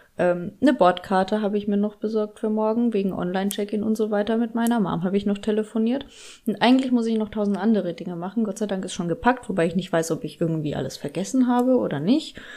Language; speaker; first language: German; early bilingual, other home language; Polish